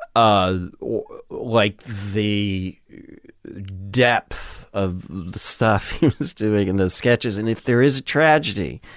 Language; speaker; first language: English; native; English